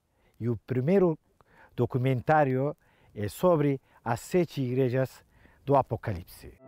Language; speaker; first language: Portuguese; non-native, fluent; Turkish